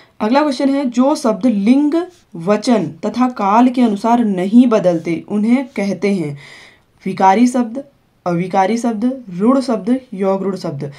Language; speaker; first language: Hindi; native; Hindi